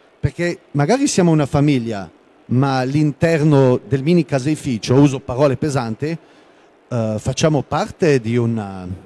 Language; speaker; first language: Italian; non-native, local second language; German